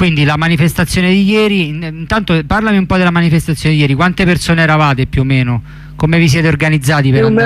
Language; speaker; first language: Italian; native; Italian